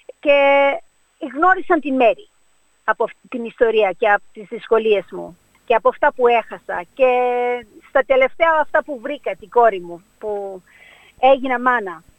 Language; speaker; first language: Greek; early bilingual, heritage; Greek